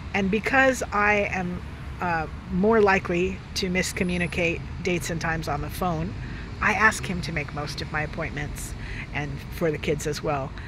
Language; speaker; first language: English; native; English